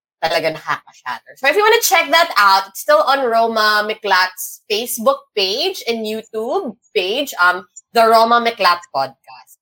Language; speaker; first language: English; non-native, local second language; Filipino